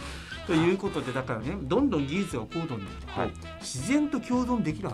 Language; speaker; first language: Japanese; native; Japanese